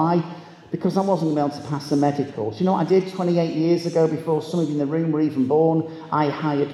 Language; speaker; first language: English; native; English